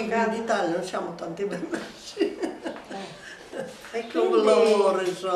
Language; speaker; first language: Italian; non-native, learner; Ukrainian